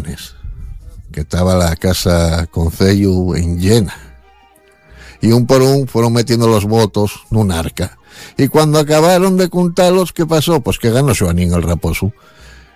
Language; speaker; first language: Spanish; native; Spanish